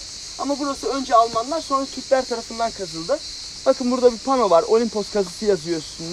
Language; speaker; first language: Turkish; native; Turkish